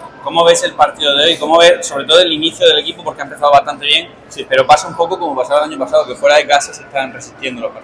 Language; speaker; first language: Spanish; native; Spanish